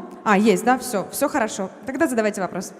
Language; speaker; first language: Russian; native; Russian